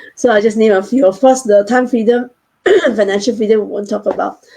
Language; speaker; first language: English; non-native, local second language; Chinese